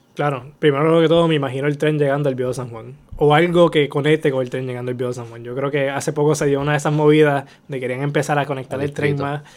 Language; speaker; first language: Spanish; native; Spanish